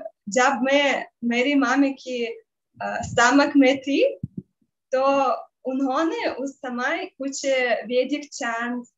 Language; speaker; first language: Hindi; non-native, learner; Russian